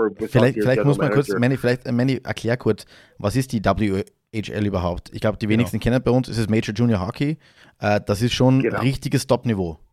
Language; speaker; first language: German; native; German